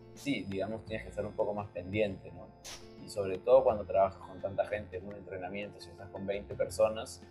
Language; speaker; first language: Spanish; native; Spanish